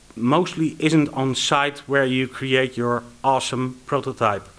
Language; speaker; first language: English; non-native, fluent; Dutch